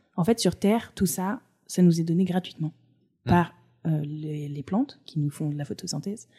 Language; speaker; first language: French; native; French